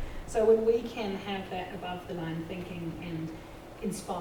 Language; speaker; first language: English; native; English